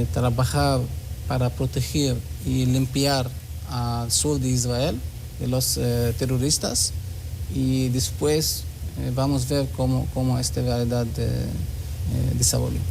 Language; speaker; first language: Spanish; non-native, learner; Hebrew